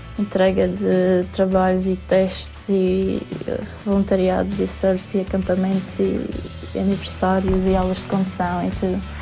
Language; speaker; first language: Portuguese; early bilingual, other home language; German